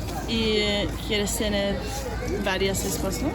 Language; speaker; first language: Spanish; non-native, learner; English